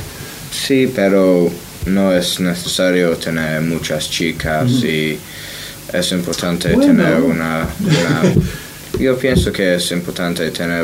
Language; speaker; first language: Spanish; non-native, learner; English